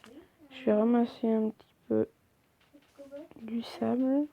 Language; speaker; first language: French; native; French